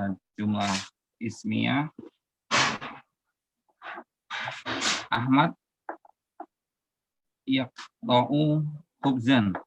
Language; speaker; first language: Arabic; non-native, learner; Indonesian